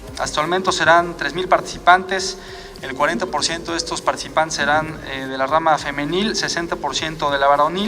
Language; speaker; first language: Spanish; native; Spanish